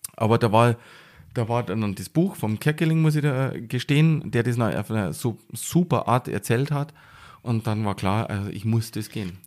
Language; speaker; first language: German; native; German